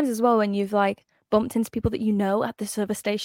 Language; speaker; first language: English; native; English